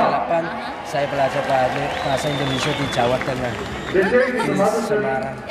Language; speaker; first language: Indonesian; non-native, fluent; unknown